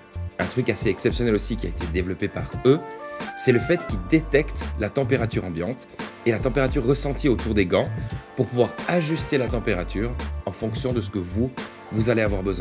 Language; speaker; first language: French; native; French